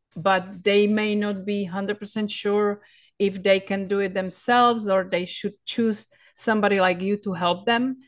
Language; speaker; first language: English; non-native, fluent; Czech